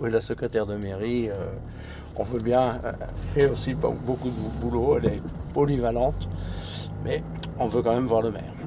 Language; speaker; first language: French; native; French